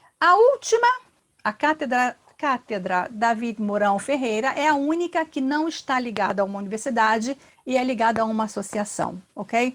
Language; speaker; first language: Portuguese; native; Portuguese